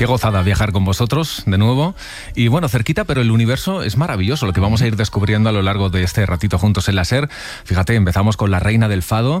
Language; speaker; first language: Spanish; native; Spanish